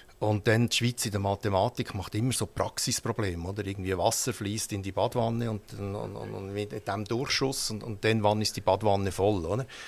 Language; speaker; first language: German; early bilingual, heritage; German